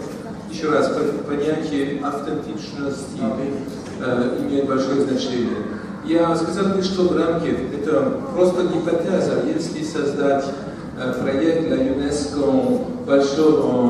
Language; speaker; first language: Russian; non-native, fluent; French